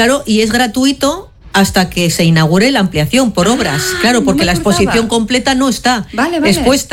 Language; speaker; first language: Spanish; native; Spanish